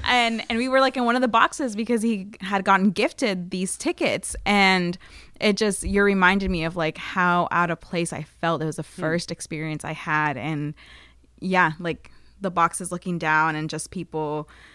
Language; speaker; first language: English; early bilingual, other home language; Spanish